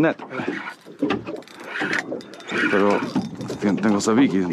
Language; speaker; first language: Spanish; non-native, learner; English